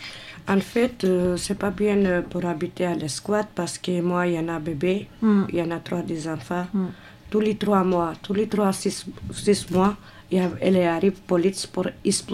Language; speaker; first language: French; non-native, learner; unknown